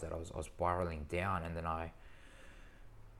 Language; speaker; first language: English; native; English